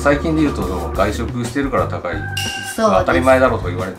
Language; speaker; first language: Japanese; native; Japanese